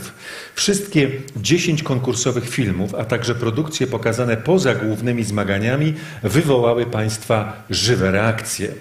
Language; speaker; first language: Polish; native; Polish